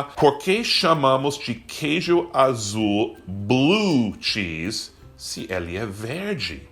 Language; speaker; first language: Portuguese; non-native, fluent; English